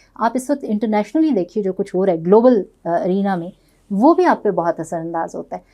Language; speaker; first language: Urdu; non-native, local second language; Punjabi